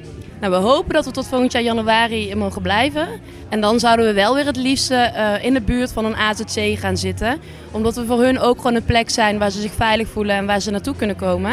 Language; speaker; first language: Dutch; native; Dutch